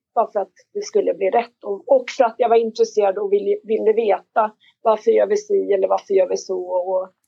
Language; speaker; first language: Swedish; native; Swedish